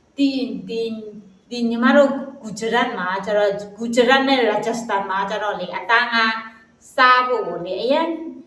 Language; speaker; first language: Burmese; non-native, local second language; Kachin